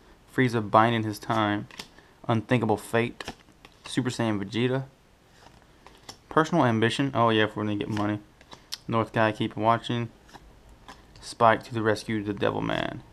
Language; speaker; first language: English; native; English